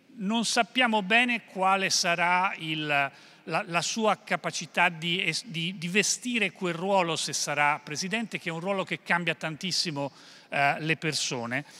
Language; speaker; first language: Italian; native; Italian